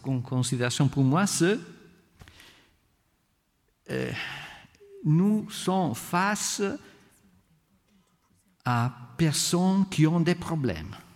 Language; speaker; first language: French; non-native, fluent; Italian